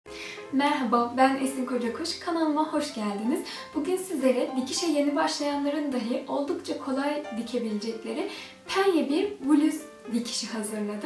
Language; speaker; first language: Turkish; native; Turkish